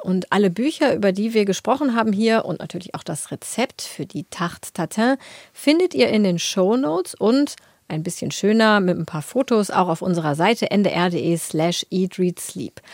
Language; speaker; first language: German; native; German